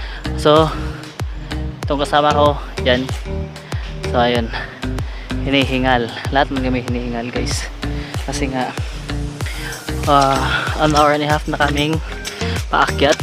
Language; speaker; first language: Filipino; non-native, local second language; Cebuano